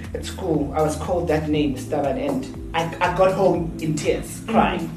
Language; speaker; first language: English; non-native, local second language; Zulu